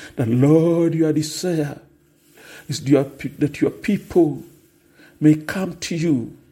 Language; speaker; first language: English; non-native, local second language; Swahili